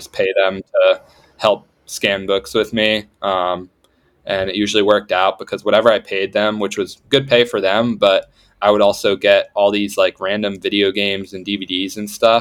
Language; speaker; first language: English; native; English